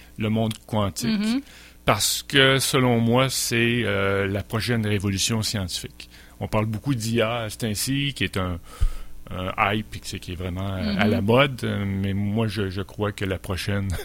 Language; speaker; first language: French; native; French